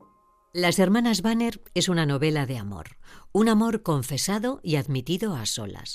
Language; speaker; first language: Spanish; native; Spanish